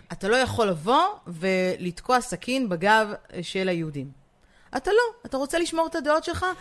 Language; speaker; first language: Hebrew; native; Hebrew